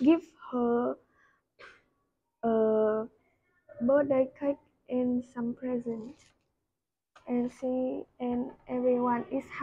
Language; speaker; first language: English; non-native, learner; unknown